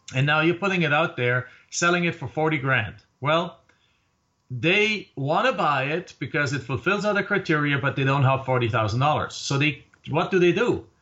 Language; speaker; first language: English; non-native, fluent; German